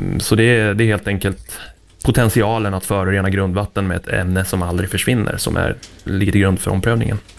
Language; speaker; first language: Swedish; native; Swedish